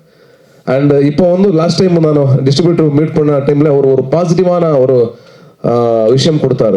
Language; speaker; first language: Tamil; non-native, learner; Kannada